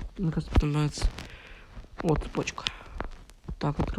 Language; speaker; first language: Russian; native; Russian